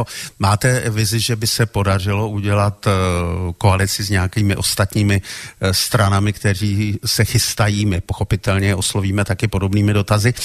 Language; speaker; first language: Czech; native; Czech